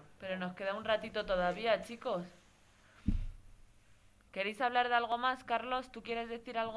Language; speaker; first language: Spanish; native; Spanish